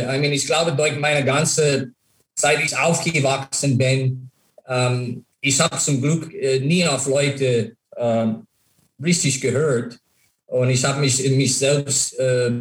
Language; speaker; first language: German; non-native, fluent; English